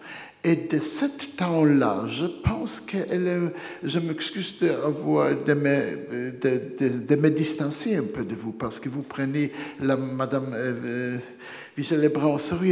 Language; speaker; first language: French; non-native, fluent; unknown